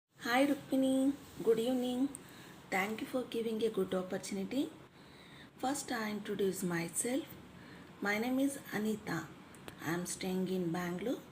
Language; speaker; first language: English; non-native, learner; Kannada